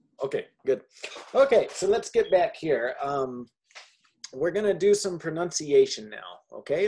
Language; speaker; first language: English; native; English